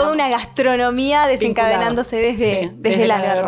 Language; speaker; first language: Spanish; native; Spanish